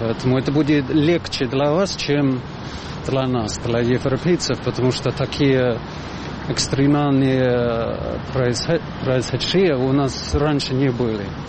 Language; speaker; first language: Russian; non-native, learner; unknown